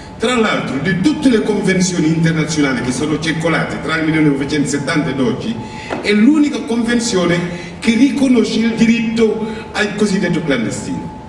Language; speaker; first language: Italian; non-native, fluent; Wolof